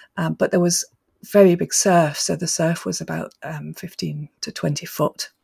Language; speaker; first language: English; native; English